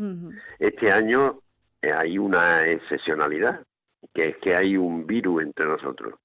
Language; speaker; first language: Spanish; native; Spanish